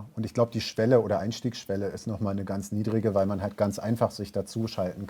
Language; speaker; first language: German; native; German